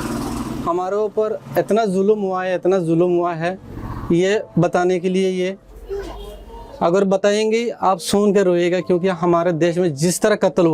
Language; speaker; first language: Hindi; non-native, learner; Rohingya